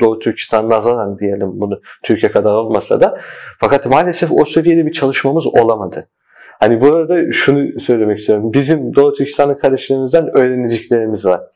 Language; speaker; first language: Turkish; early bilingual, heritage; Turkish